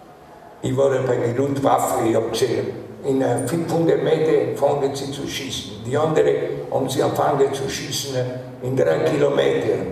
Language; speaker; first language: German; non-native, learner; Italian